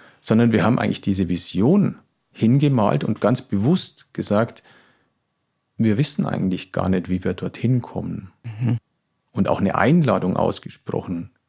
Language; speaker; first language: German; native; German